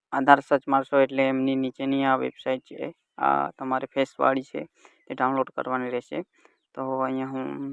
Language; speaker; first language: Gujarati; non-native, local second language; Vasavi